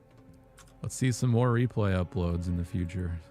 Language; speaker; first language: English; native; English